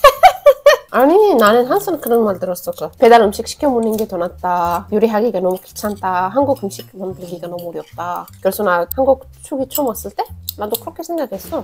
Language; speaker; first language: Korean; non-native, fluent; Arabic